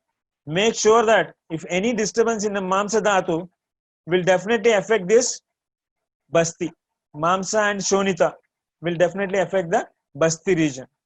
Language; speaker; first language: English; non-native, local second language; Tamil